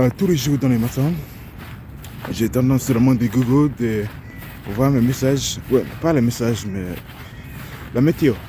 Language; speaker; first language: French; non-native, learner; English